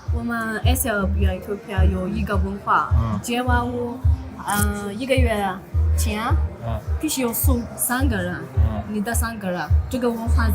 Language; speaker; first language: Chinese; non-native, learner; Amharic